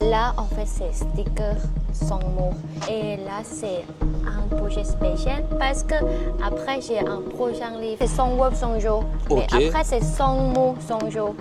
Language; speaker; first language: French; non-native, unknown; Thai